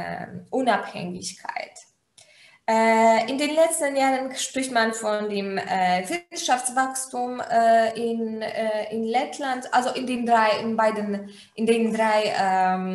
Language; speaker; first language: German; non-native, fluent; Polish